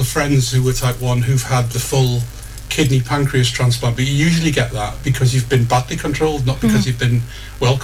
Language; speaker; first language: English; native; English